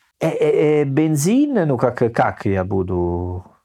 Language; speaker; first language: Russian; non-native, learner; Italian